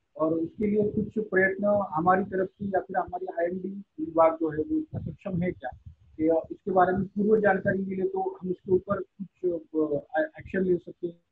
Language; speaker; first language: Hindi; non-native, local second language; Marathi